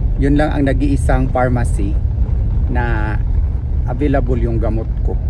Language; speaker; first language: Filipino; non-native, local second language; Cebuano